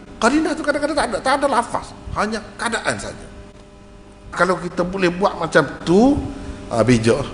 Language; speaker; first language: Malay; native; Malay